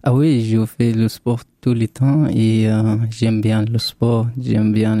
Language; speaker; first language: French; non-native, learner; Arabic